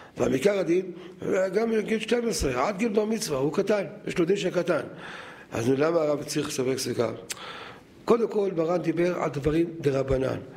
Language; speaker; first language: Hebrew; native; Hebrew